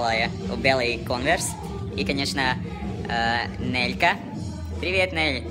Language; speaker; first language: Russian; non-native, local second language; Latvian